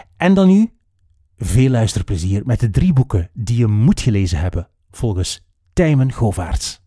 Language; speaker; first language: Dutch; native; Dutch